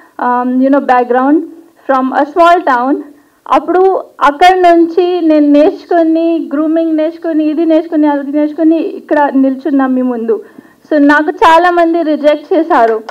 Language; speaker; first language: Telugu; non-native, local second language; Hindi